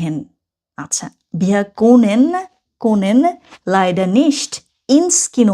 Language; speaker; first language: German; non-native, fluent; Bangla